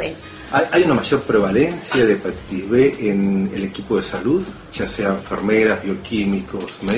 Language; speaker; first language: Spanish; native; Spanish